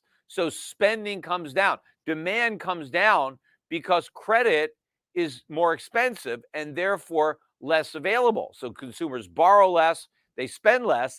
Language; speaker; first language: English; native; English